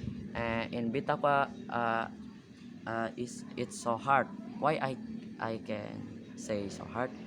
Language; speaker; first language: English; non-native, learner; Indonesian